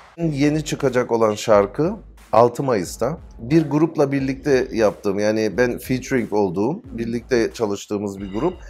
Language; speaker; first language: Turkish; early bilingual, heritage; Turkish